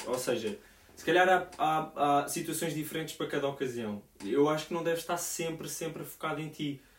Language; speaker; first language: Portuguese; native; Portuguese